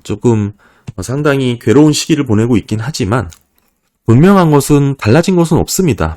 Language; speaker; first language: Korean; native; Korean